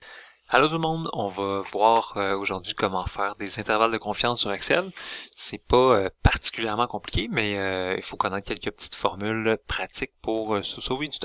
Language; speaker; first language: French; native; French